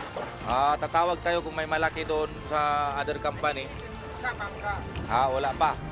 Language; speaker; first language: Filipino; non-native, local second language; Cebuano